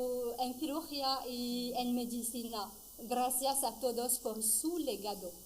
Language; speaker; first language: Spanish; non-native, fluent; French